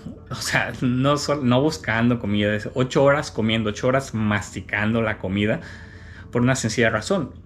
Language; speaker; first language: Spanish; native; Spanish